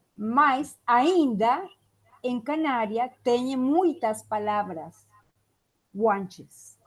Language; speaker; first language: Portuguese; non-native, fluent; Spanish